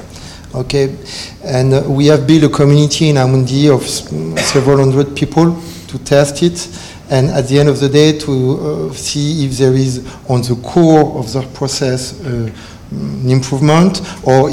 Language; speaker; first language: English; non-native, learner; French